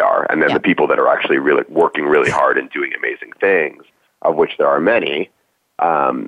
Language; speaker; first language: English; native; English